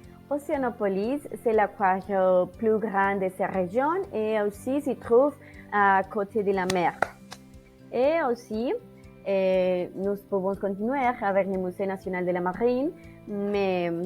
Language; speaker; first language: French; non-native, learner; Spanish